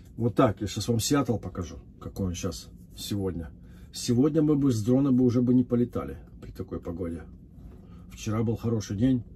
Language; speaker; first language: Russian; native; Russian